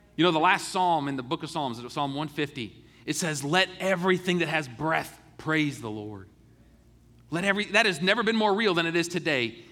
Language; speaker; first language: English; native; English